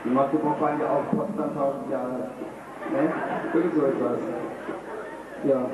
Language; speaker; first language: German; non-native, fluent; English